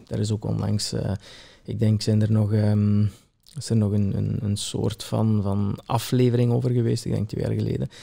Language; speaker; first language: Dutch; early bilingual, other home language; Italian